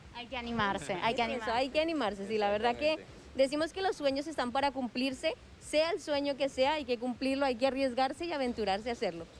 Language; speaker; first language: Spanish; native; Spanish